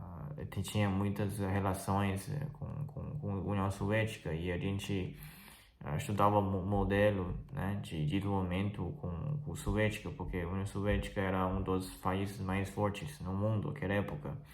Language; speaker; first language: Portuguese; non-native, fluent; Chinese